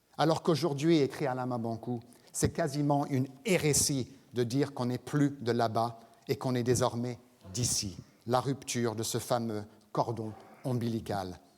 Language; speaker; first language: French; non-native, fluent; English